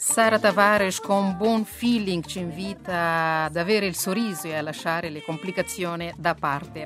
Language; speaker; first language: Italian; non-native, fluent; Kabuverdianu